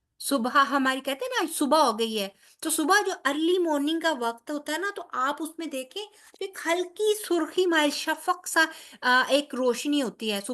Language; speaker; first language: Urdu; non-native, local second language; Punjabi